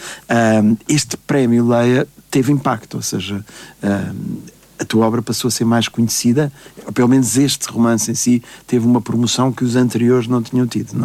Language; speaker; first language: Portuguese; native; Portuguese